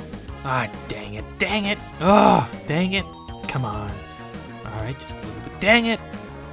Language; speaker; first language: English; native; English